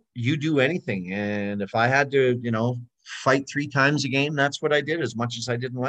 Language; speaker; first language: English; native; English